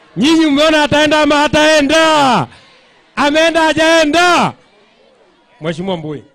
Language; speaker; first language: Swahili; non-native, local second language; Kikuyu